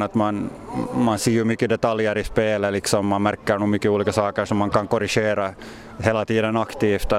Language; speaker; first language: Swedish; native; Swedish